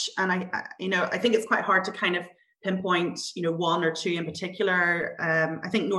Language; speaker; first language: English; native; English